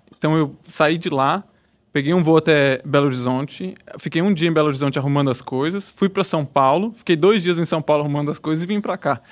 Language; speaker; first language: Portuguese; native; Portuguese